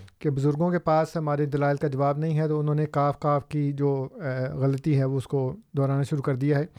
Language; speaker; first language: Urdu; non-native, local second language; Punjabi